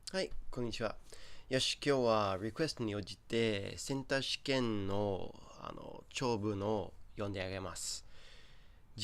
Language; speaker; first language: Japanese; non-native, fluent; English